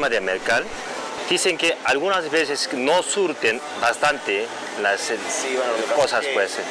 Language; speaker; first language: Spanish; non-native, learner; Korean